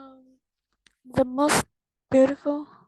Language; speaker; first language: English; non-native, learner; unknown